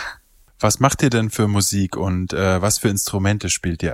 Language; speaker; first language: German; native; German